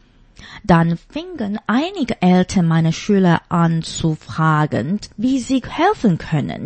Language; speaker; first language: German; non-native, fluent; Chinese